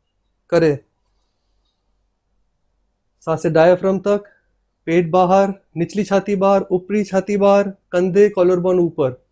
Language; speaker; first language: Hindi; native; Hindi